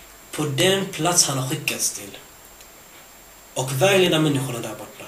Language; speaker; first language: Swedish; early bilingual, other home language; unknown